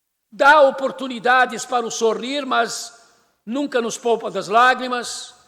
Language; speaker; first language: Portuguese; native; Portuguese